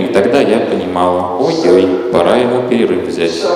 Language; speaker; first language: Russian; native; Russian